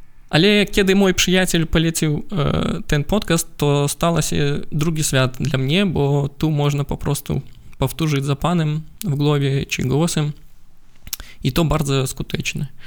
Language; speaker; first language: Polish; non-native, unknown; Belarusian